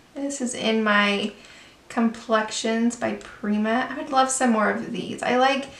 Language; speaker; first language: English; native; English